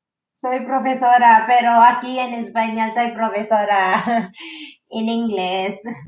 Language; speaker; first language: Spanish; non-native, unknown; Filipino